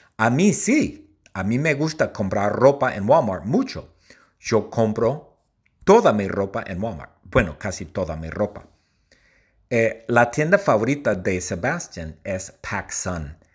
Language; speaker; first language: Spanish; non-native, learner; English